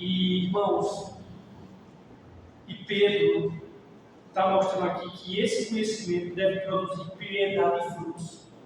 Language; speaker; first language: Portuguese; native; Portuguese